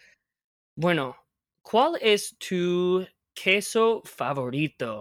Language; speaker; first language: Spanish; non-native, fluent; English